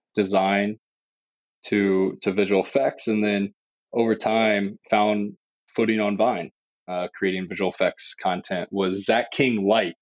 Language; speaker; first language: English; native; English